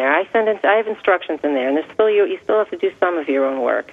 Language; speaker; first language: English; native; English